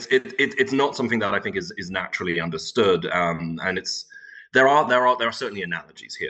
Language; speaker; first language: English; non-native, local second language; Turkish